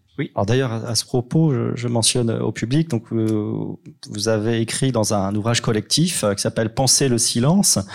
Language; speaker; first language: French; native; French